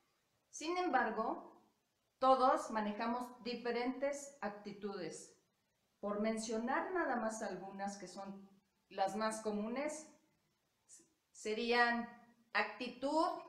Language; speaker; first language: Spanish; native; Spanish